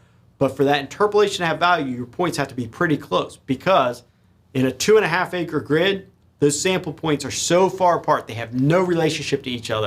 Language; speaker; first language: English; native; English